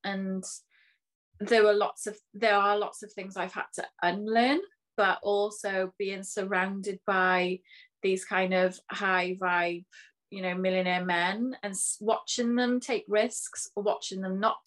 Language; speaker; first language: English; native; English